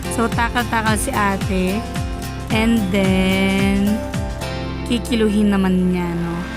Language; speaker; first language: Filipino; non-native, local second language; Pampanga